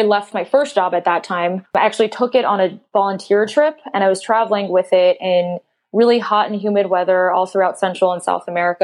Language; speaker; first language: English; native; English